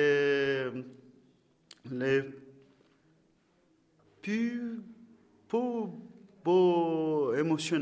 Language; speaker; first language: French; non-native, learner; Portuguese